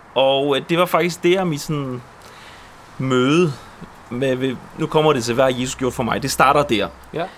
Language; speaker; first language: Danish; early bilingual, other home language; Polish